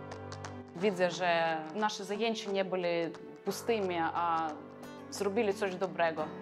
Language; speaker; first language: Polish; non-native, fluent; Ukrainian